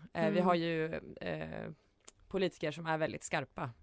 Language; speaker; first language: Swedish; native; Swedish